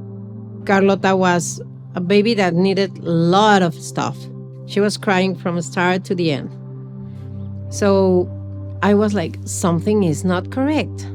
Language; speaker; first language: English; non-native, fluent; Spanish